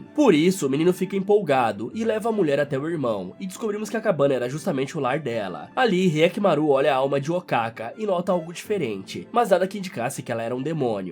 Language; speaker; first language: Portuguese; native; Portuguese